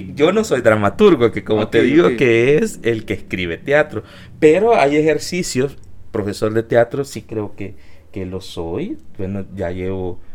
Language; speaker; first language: Spanish; native; Spanish